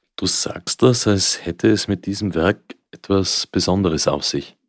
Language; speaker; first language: German; native; German